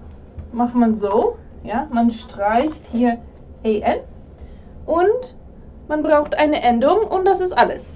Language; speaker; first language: German; non-native, fluent; English